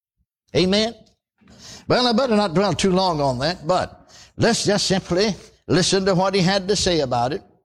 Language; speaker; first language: English; native; English